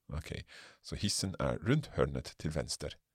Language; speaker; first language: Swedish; non-native, learner; English